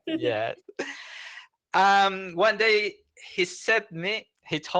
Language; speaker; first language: English; non-native, learner; Spanish